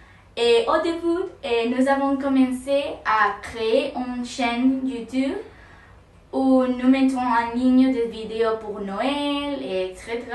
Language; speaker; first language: French; non-native, learner; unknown